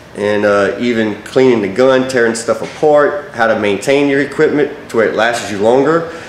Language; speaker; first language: English; native; English